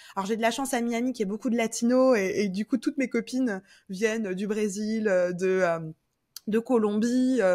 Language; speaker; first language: French; native; French